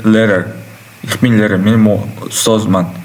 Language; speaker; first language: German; non-native, learner; Uzbek